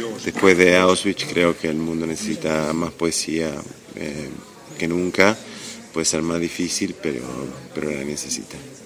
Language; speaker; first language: Spanish; native; Spanish